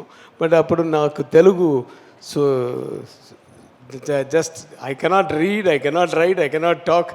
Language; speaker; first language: Telugu; non-native, learner; Tamil